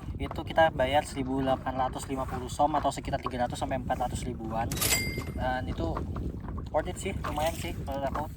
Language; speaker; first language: Indonesian; native; Indonesian